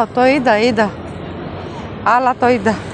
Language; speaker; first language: Greek; non-native, learner; Armenian